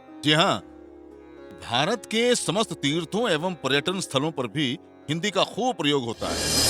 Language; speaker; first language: Hindi; native; Hindi